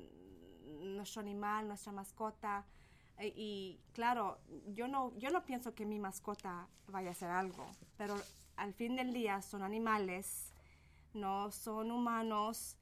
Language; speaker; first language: Spanish; early bilingual, heritage; Spanish